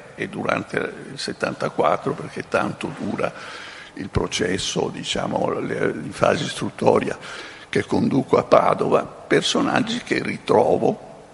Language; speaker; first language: Italian; native; Italian